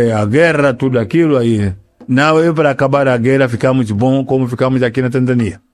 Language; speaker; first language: Portuguese; non-native, local second language; Yao